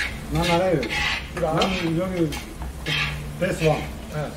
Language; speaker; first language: Korean; non-native, learner; Turkish